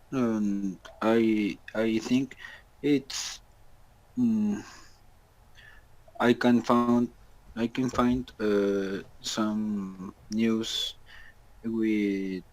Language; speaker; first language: English; non-native, learner; Spanish